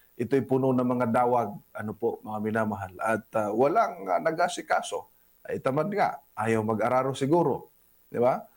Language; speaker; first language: Filipino; non-native, local second language; Cebuano